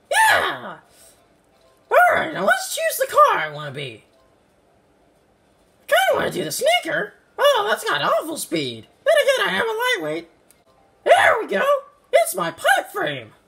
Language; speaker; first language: English; native; English